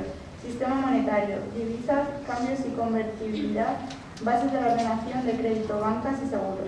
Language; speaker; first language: Spanish; native; Spanish